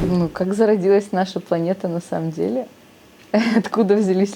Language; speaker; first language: Russian; native; Russian